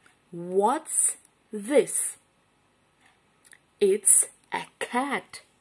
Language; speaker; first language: English; non-native, fluent; Ukrainian